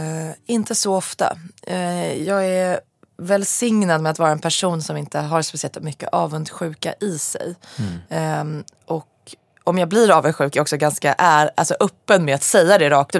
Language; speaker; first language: Swedish; native; Swedish